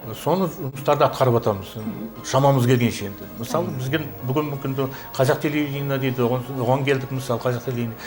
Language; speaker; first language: Kazakh; native; Kazakh